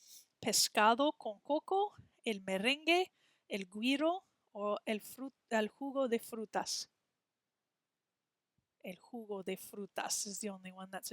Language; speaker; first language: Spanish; non-native, fluent; English